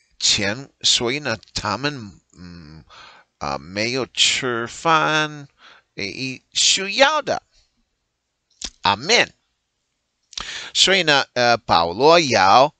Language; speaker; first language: Chinese; non-native, learner; English